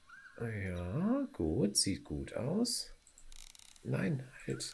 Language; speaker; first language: German; native; German